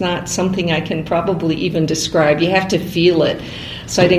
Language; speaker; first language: English; native; English